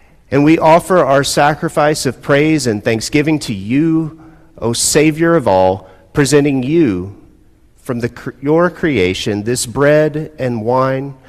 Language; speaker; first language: English; native; English